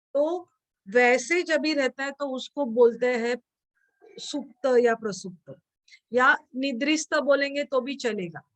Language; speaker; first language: Hindi; non-native, local second language; Marathi